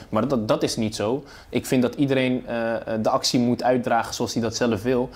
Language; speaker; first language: Dutch; early bilingual, other home language; Arabic